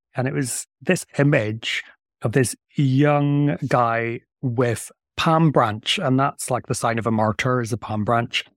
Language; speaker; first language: English; native; English